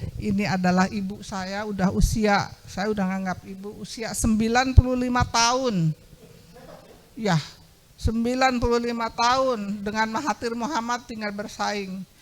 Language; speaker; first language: Indonesian; non-native, local second language; Sundanese